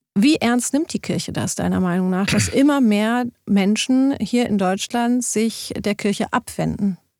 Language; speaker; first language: German; early bilingual, other home language; Arabic